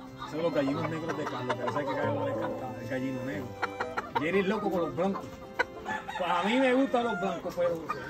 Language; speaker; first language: Spanish; early bilingual, heritage; Spanish